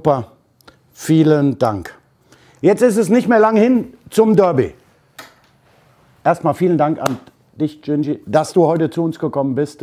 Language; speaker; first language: German; native; German